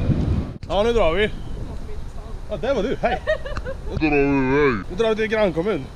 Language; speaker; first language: Swedish; native; Swedish